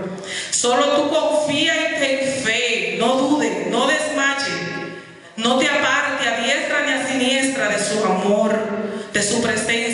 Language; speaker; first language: Spanish; native; Spanish